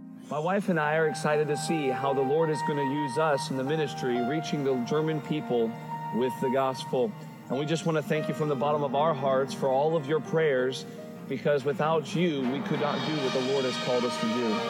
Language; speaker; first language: English; early bilingual, other home language; German